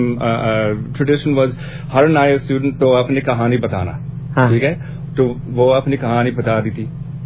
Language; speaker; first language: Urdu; non-native, learner; English